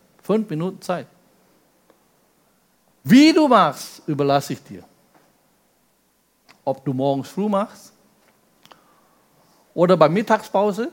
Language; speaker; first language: German; non-native, fluent; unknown